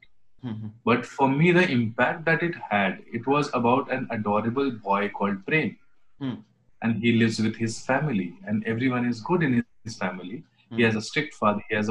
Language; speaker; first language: English; non-native, local second language; Hindi